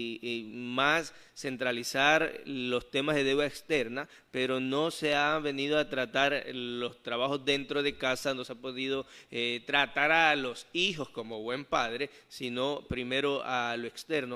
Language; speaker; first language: Spanish; native; Spanish